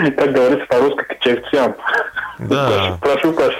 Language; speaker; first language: Russian; non-native, fluent; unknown